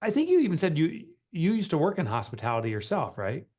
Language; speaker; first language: English; native; English